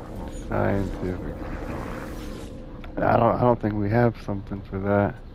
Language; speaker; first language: English; native; English